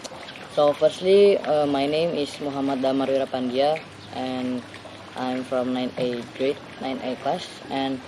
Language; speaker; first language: English; non-native, learner; Indonesian